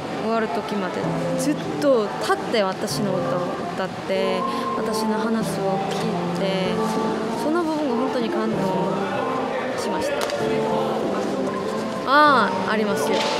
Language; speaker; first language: Japanese; non-native, learner; Korean